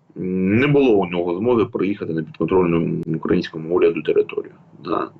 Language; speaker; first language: Ukrainian; native; Ukrainian